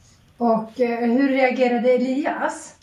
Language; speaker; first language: Swedish; native; Swedish